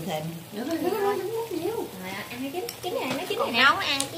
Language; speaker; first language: Vietnamese; native; Vietnamese